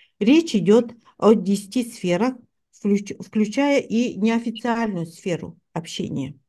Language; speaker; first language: Russian; non-native, local second language; Tuvinian